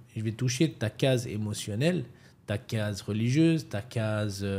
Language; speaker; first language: French; native; French